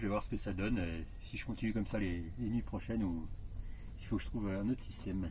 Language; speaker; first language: French; native; French